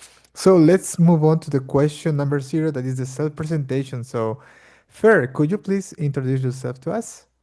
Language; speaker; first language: English; non-native, fluent; Portuguese